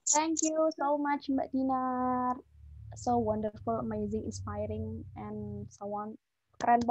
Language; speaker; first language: English; non-native, fluent; Indonesian